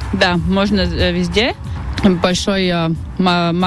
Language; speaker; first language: Russian; non-native, learner; Latvian